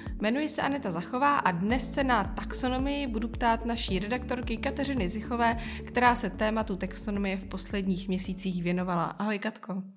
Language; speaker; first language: Czech; native; Czech